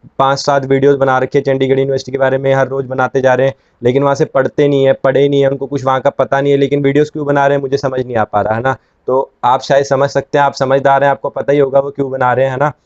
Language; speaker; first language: Hindi; native; Hindi